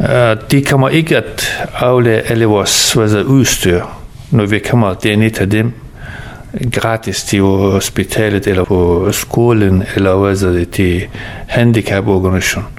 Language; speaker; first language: Danish; early bilingual, other home language; Persian